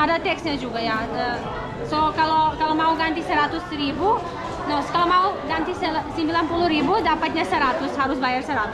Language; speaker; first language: Indonesian; non-native, learner; English